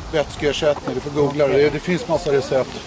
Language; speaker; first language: Swedish; native; Swedish